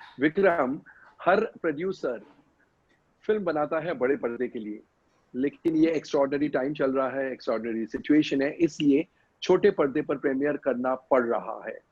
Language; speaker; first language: Hindi; native; Hindi